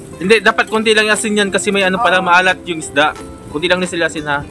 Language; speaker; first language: Filipino; non-native, local second language; Bikol